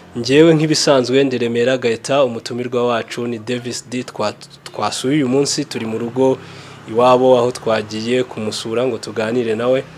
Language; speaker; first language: Kinyarwanda; native; Kinyarwanda